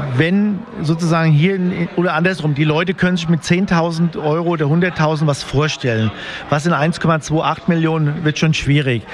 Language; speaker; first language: German; native; German